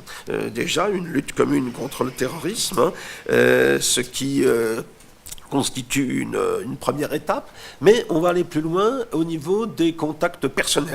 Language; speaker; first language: French; native; French